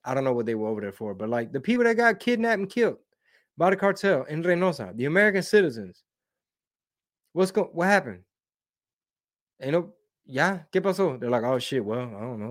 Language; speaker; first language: English; early bilingual, other home language; Spanish